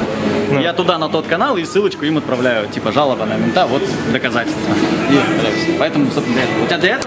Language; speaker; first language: Russian; native; Russian